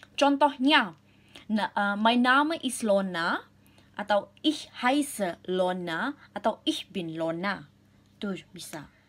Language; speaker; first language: Indonesian; native; Indonesian